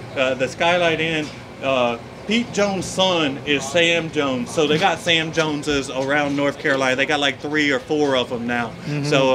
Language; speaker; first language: English; native; English